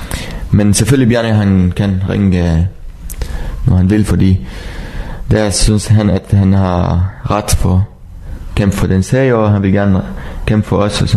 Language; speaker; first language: Danish; non-native, learner; Arabic